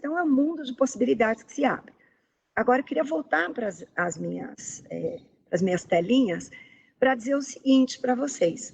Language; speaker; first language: Portuguese; native; Portuguese